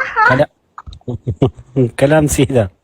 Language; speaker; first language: Arabic; non-native, learner; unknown